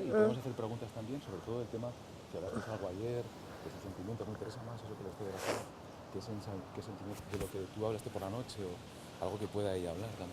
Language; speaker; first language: Spanish; native; Spanish